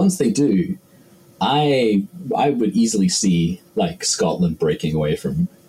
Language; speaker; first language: English; native; English